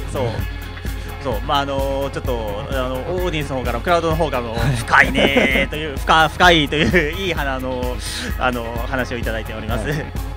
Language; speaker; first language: Japanese; native; Japanese